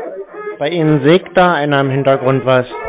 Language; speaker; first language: German; native; German